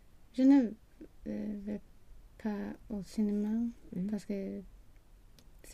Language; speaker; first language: French; non-native, learner; Swedish